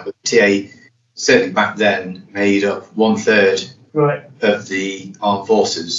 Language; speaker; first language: English; native; English